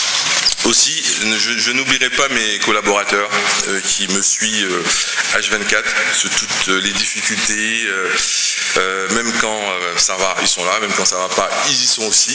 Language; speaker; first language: French; native; French